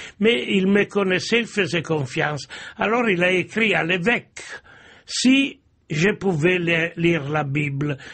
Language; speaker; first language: French; non-native, fluent; Italian